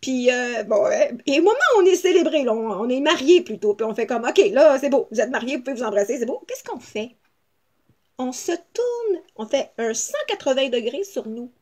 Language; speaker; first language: French; native; French